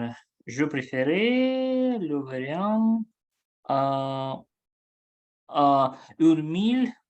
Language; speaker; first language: French; non-native, learner; Russian